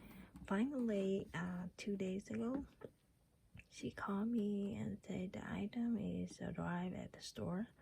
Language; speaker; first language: English; non-native, learner; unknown